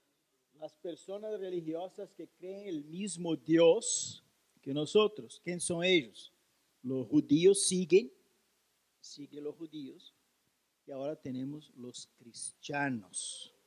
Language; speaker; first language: Spanish; non-native, learner; Portuguese